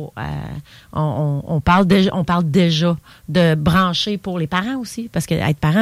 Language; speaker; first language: French; native; French